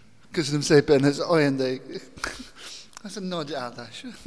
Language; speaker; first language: Hungarian; non-native, learner; English